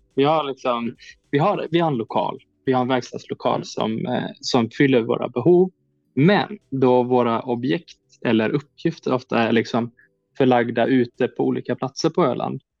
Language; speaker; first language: Swedish; native; Swedish